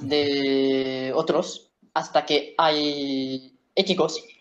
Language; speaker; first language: Spanish; non-native, learner; Arabic